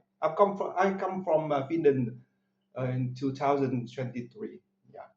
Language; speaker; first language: English; non-native, learner; Vietnamese